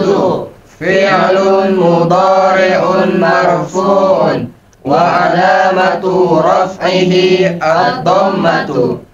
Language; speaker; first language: Arabic; non-native, learner; Indonesian